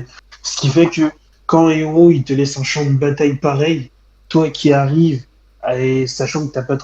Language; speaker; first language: French; native; French